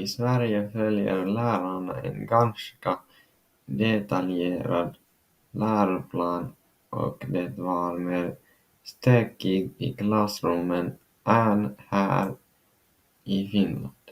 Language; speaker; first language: Swedish; non-native, local second language; Finnish